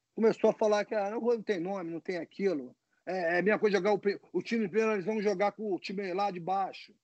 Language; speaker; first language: Portuguese; native; Portuguese